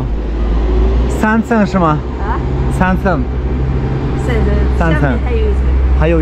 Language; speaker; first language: Chinese; non-native, learner; Turkmen